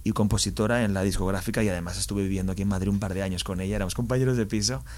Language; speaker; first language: Spanish; native; Spanish